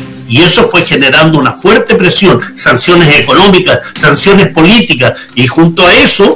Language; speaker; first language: Spanish; native; Spanish